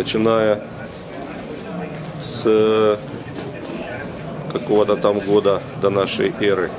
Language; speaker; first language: Russian; native; Russian